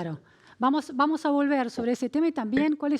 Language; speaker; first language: Spanish; native; Spanish